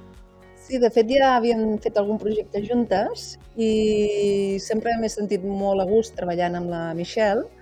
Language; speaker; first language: Catalan; non-native, learner; English